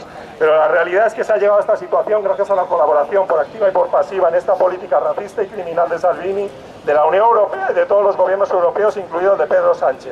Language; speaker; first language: Spanish; native; Spanish